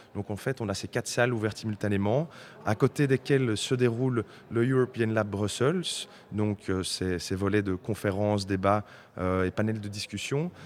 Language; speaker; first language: French; native; French